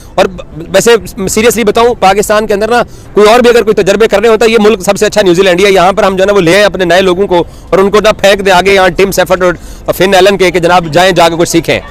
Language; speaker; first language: Urdu; non-native, local second language; Punjabi